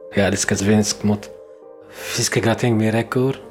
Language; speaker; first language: Swedish; non-native, learner; Arabic